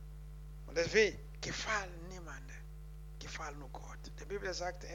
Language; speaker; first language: German; non-native, learner; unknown